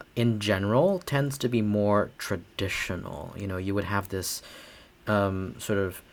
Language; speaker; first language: English; non-native, fluent; Chinese